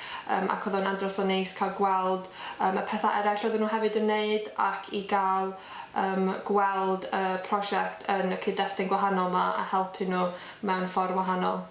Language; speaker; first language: Welsh; native; Welsh